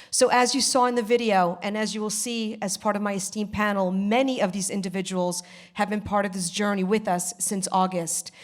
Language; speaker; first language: English; early bilingual, other home language; Polish